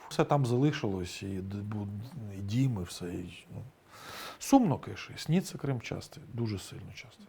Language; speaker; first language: Ukrainian; non-native, local second language; Russian